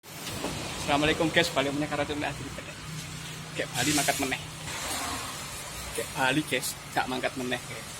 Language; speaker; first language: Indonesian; non-native, local second language; Javanese